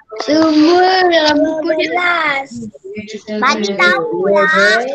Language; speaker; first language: Malay; native; Malay